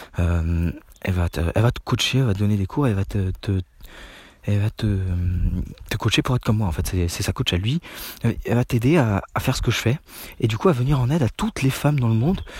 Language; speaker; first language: French; native; French